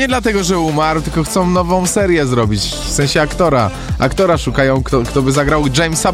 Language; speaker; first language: Polish; native; Polish